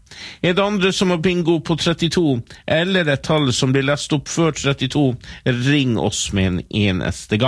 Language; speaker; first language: Norwegian; native; Norwegian